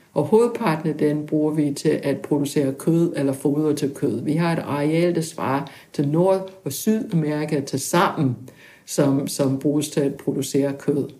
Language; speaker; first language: Danish; non-native, fluent; English